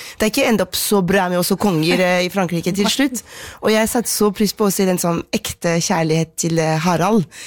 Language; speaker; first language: Norwegian; non-native, fluent; French